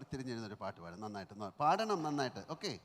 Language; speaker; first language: Malayalam; native; Malayalam